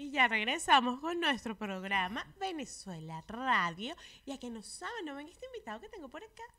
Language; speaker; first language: Spanish; native; Spanish